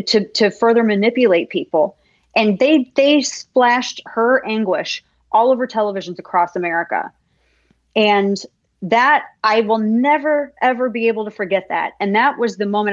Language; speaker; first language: English; native; English